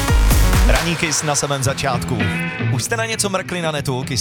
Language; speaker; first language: Czech; native; Czech